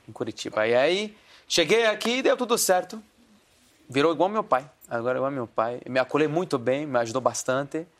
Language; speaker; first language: Portuguese; non-native, fluent; Arabic